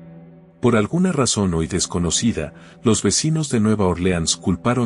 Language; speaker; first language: Spanish; native; Spanish